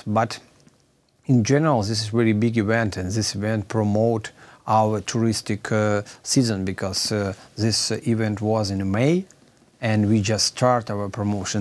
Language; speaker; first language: English; non-native, learner; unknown